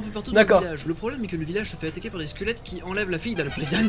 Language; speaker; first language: French; native; French